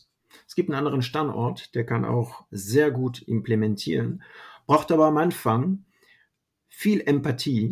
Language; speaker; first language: German; non-native, fluent; French